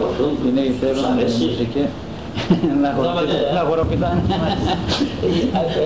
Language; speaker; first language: Greek; non-native, local second language; Turkish